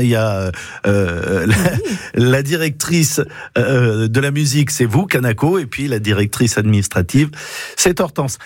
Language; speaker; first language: French; native; French